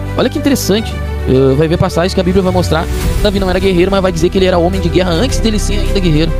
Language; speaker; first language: Portuguese; native; Portuguese